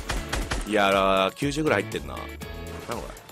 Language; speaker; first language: Japanese; native; Japanese